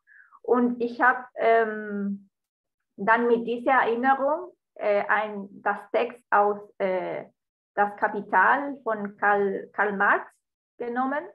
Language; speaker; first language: German; non-native, fluent; Spanish